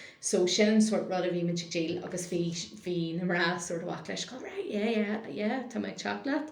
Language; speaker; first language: Irish; non-native, local second language; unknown